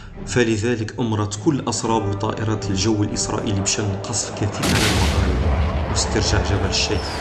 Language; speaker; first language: Arabic; native; Arabic